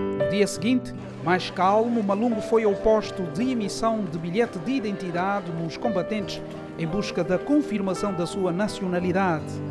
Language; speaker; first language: Portuguese; native; Portuguese